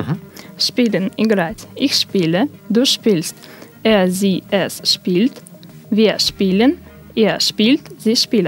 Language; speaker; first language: German; non-native, learner; Russian